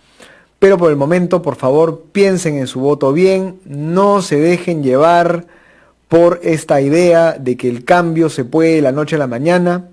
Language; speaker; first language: Spanish; native; Spanish